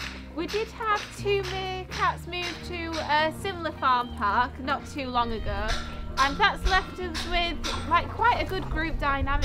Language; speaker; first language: English; native; English